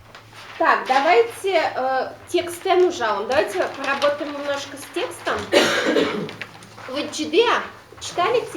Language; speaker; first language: Russian; non-native, local second language; Udmurt